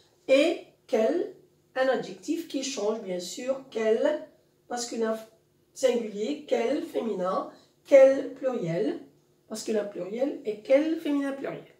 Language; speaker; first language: French; non-native, local second language; Arabic